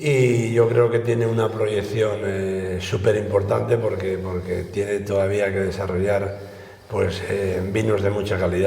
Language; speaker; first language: Spanish; native; Spanish